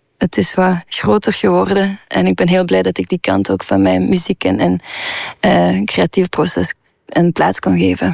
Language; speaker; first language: Dutch; non-native, local second language; French